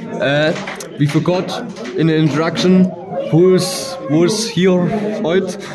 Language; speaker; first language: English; non-native, learner; German